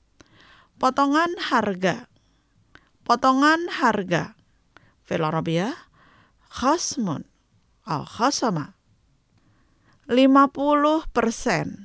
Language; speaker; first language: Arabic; non-native, learner; Indonesian